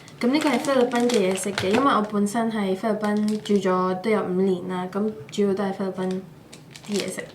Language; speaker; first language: Cantonese; early bilingual, other home language; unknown